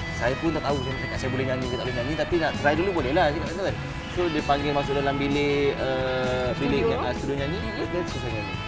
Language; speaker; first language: Malay; native; Malay